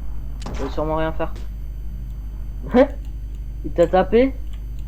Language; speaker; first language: French; native; French